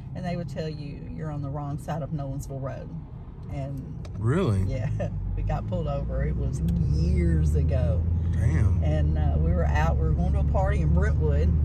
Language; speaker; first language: English; native; English